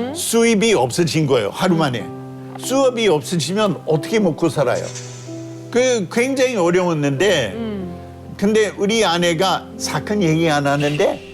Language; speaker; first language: Korean; non-native, fluent; English